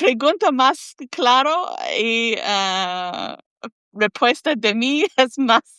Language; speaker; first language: Spanish; non-native, learner; English